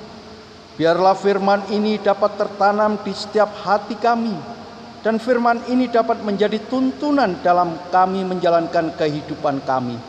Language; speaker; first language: Indonesian; native; Indonesian